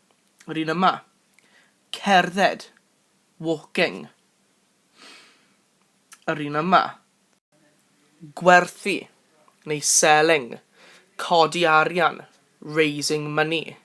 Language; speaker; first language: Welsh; non-native, local second language; English